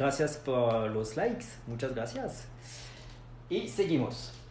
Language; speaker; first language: Spanish; non-native, fluent; French